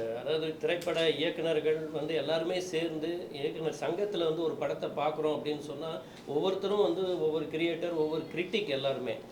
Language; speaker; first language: Tamil; native; Tamil